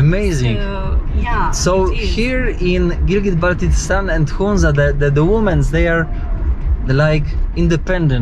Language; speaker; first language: English; non-native, learner; Polish